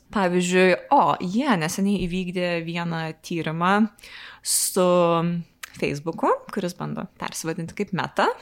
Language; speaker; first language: Lithuanian; native; Lithuanian